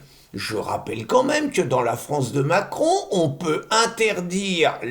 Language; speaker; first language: French; native; French